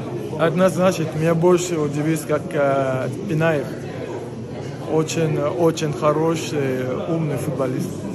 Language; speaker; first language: Russian; non-native, fluent; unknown